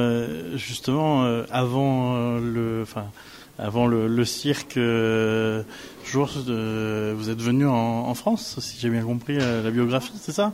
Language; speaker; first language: French; native; French